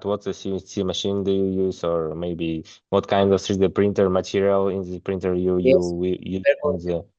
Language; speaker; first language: English; non-native, learner; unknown